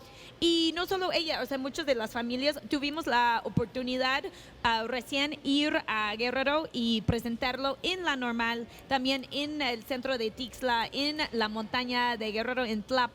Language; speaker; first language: Spanish; non-native, fluent; English